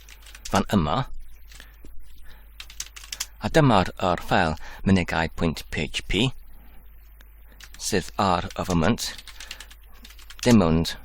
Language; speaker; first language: Welsh; non-native, learner; English